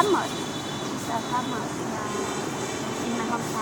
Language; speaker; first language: English; non-native, learner; Vietnamese